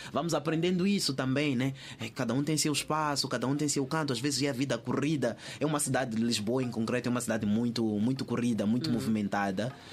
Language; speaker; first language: Portuguese; native; Portuguese